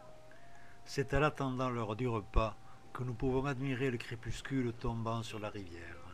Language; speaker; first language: French; native; French